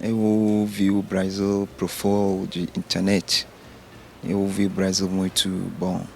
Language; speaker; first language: Portuguese; non-native, learner; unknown